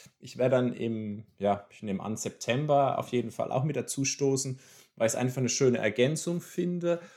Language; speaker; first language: German; native; German